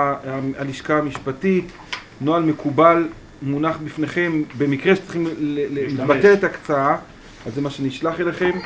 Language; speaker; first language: Hebrew; native; Hebrew